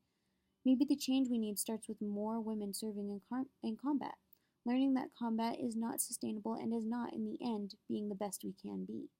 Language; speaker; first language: English; native; English